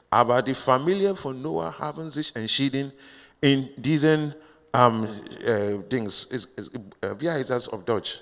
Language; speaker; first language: German; non-native, learner; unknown